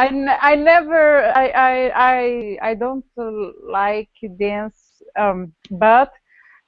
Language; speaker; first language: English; non-native, learner; Portuguese